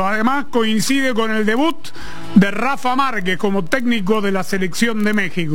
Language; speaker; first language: Spanish; native; Spanish